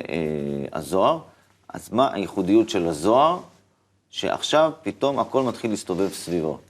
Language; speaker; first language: Hebrew; native; Hebrew